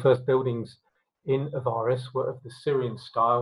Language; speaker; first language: English; native; English